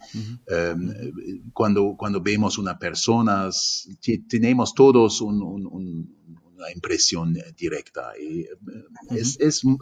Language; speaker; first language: Spanish; non-native, fluent; German